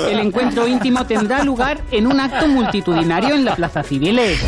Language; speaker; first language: Spanish; native; Spanish